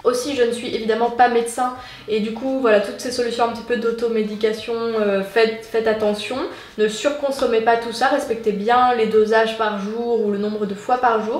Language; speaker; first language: French; native; French